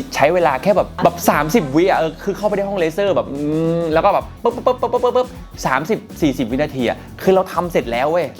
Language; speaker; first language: Thai; native; Thai